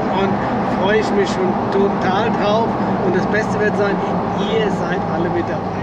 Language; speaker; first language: German; native; German